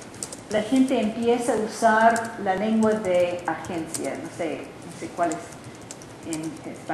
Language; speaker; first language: Spanish; non-native, learner; English